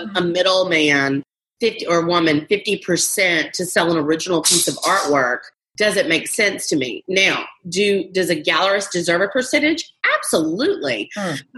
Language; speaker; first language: English; native; English